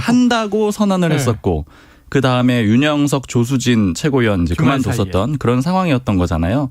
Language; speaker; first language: Korean; native; Korean